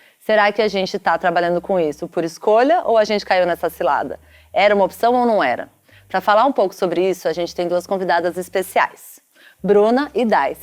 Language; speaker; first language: Portuguese; native; Portuguese